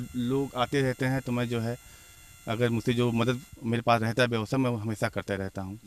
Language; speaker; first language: Hindi; native; Hindi